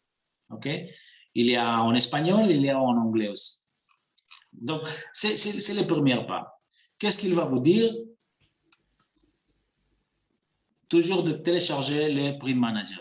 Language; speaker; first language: French; non-native, fluent; Spanish